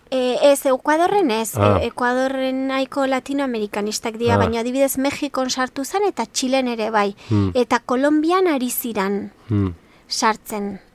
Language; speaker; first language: Basque; native; Basque